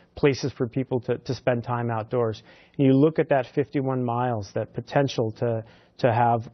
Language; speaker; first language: English; native; English